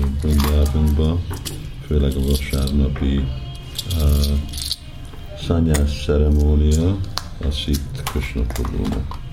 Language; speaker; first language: Hungarian; early bilingual, heritage; Hungarian